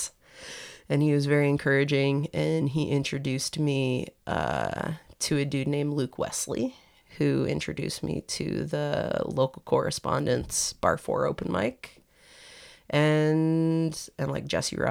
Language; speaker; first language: English; native; English